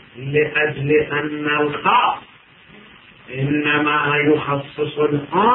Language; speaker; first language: Arabic; native; Arabic